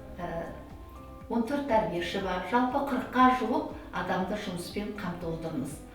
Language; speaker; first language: Kazakh; native; Kazakh